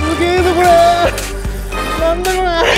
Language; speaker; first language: Japanese; native; Japanese